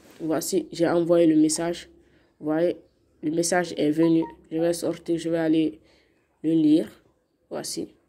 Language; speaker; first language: French; non-native, local second language; Fula